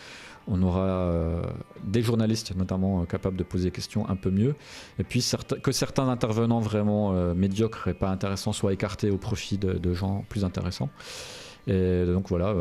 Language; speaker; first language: French; native; French